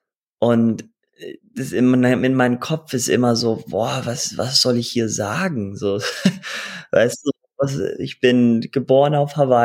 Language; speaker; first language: German; early bilingual, heritage; German